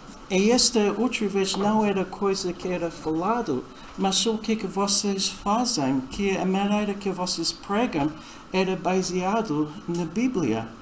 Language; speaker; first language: Portuguese; non-native, fluent; English